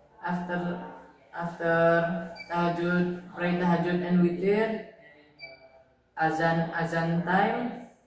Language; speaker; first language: English; non-native, learner; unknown